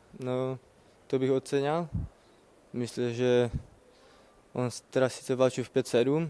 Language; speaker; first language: Polish; non-native, learner; Czech